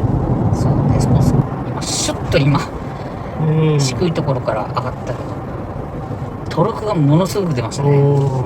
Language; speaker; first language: Japanese; native; Japanese